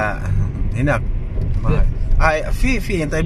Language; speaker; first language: Arabic; non-native, learner; Filipino